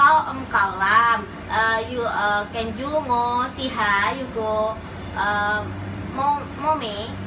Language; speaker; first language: Cantonese; non-native, learner; Indonesian